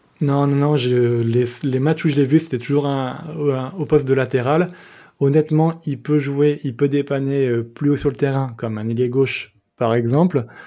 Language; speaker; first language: French; native; French